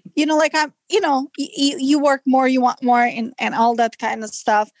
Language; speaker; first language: English; non-native, fluent; Serbian